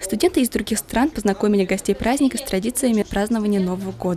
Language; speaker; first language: Russian; native; Russian